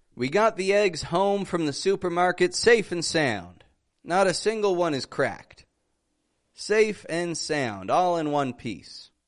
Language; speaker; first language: English; native; English